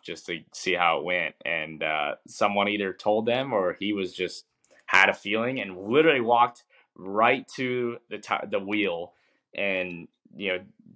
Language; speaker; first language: English; native; English